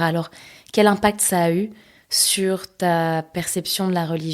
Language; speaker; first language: French; native; French